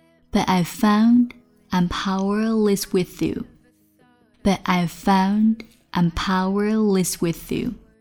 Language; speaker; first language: English; non-native, fluent; Chinese